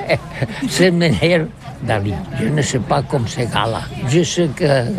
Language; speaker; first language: French; non-native, learner; Catalan